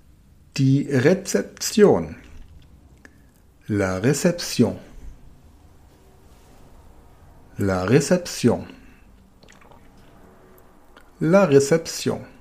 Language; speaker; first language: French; non-native, fluent; German